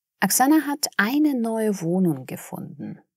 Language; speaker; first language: German; non-native, fluent; Russian